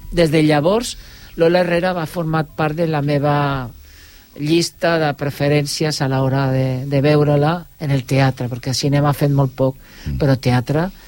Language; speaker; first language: Catalan; non-native, local second language; Spanish